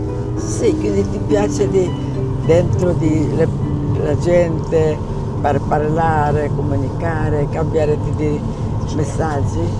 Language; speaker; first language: Italian; non-native, fluent; Korean